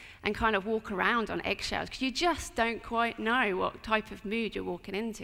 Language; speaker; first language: English; native; English